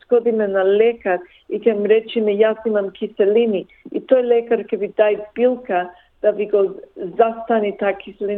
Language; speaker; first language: Macedonian; early bilingual, heritage; Macedonian